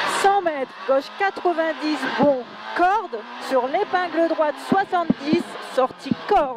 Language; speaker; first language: French; native; French